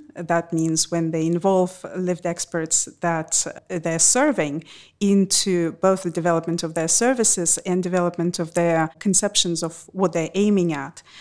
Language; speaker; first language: English; non-native, fluent; Russian